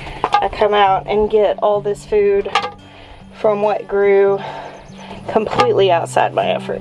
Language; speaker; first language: English; native; English